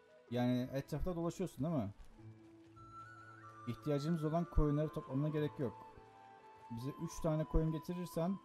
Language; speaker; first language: Turkish; native; Turkish